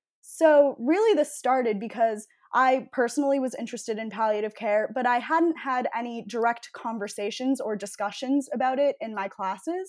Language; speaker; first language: English; native; English